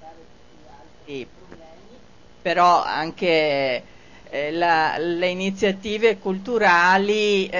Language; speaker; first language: Italian; native; Italian